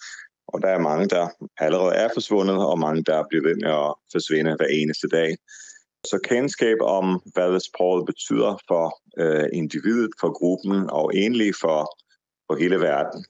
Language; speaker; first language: Danish; non-native, fluent; Hebrew